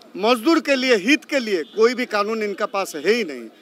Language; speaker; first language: Hindi; non-native, local second language; Odia